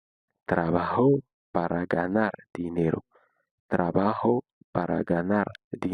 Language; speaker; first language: Spanish; non-native, fluent; Haitian Creole